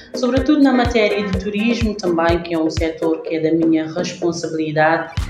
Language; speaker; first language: Portuguese; non-native, local second language; Kabuverdianu